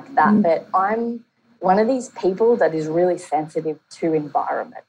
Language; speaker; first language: English; native; English